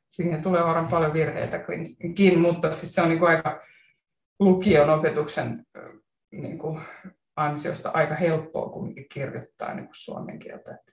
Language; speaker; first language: Finnish; non-native, local second language; Swedish